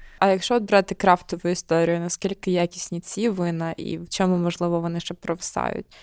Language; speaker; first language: Ukrainian; native; Ukrainian